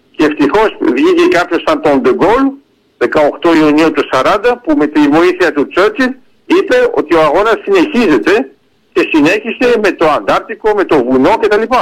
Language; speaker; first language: Greek; early bilingual, heritage; Greek